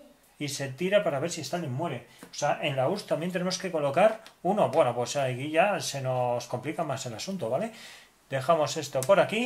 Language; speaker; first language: Spanish; native; Spanish